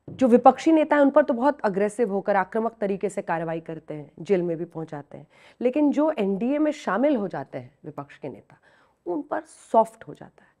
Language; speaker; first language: Hindi; native; Hindi